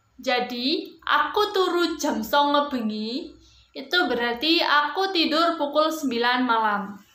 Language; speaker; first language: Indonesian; non-native, local second language; Javanese